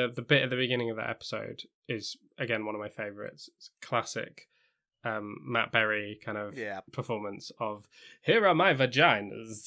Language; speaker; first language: English; native; English